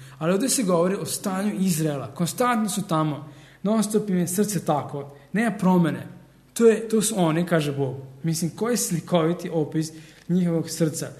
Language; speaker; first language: Serbian; early bilingual, heritage; Serbian